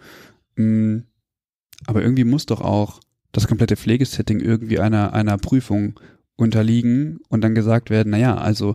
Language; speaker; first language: German; native; German